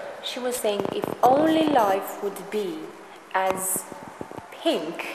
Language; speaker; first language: English; non-native, fluent; Romanian